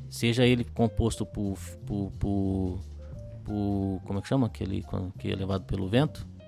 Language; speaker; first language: Portuguese; native; Portuguese